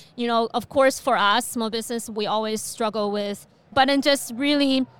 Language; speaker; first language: English; non-native, fluent; Chinese